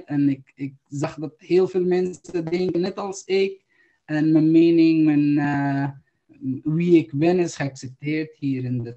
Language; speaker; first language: Dutch; non-native, learner; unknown